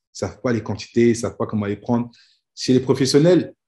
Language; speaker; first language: French; native; French